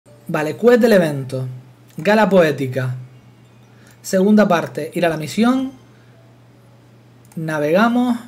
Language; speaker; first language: Spanish; native; Spanish